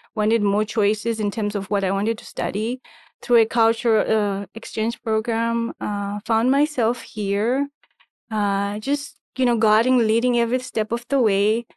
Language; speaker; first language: English; non-native, local second language; Shona